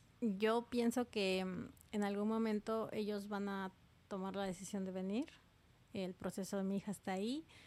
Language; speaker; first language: Spanish; native; Spanish